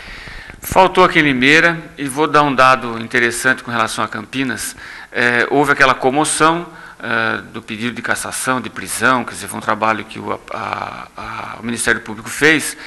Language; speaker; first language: Portuguese; native; Portuguese